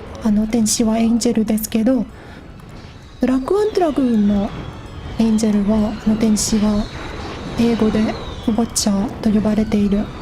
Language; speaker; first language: Japanese; non-native, learner; English